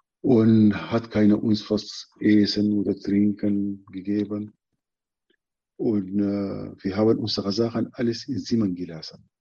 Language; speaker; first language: German; non-native, learner; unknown